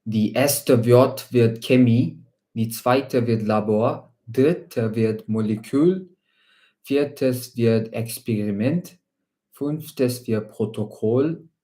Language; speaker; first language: German; non-native, learner; Malayalam